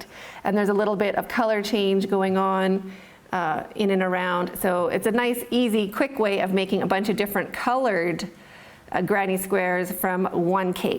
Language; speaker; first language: English; native; English